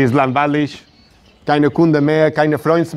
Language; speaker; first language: German; non-native, learner; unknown